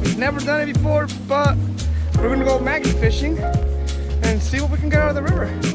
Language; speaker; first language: English; early bilingual, other home language; Spanish